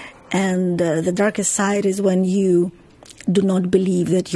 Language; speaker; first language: English; non-native, fluent; Ukrainian